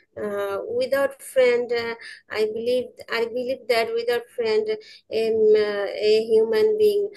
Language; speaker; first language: English; non-native, learner; Bangla